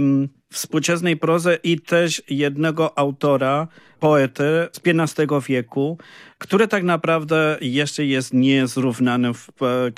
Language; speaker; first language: Polish; non-native, fluent; Spanish